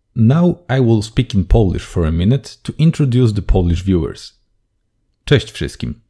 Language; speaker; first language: English; non-native, fluent; Polish